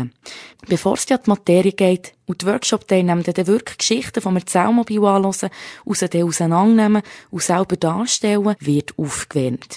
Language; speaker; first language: German; native; German